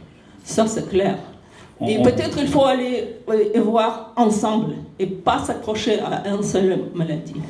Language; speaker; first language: French; non-native, fluent; Russian